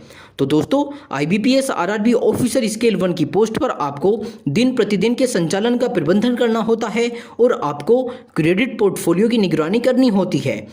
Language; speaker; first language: Hindi; native; Hindi